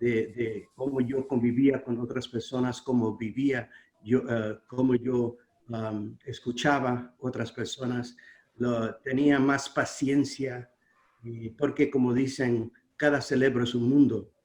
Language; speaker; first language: Spanish; non-native, learner; English